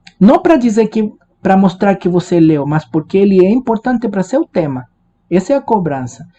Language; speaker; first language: Portuguese; non-native, fluent; Spanish